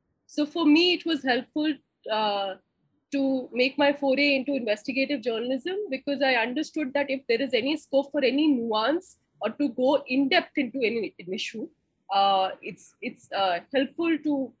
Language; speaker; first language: English; non-native, local second language; Hindi